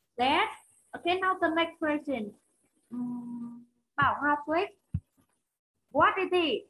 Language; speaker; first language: English; non-native, learner; Vietnamese